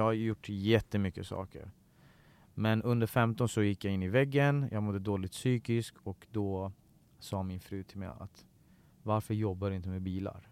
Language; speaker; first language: Swedish; early bilingual, other home language; Persian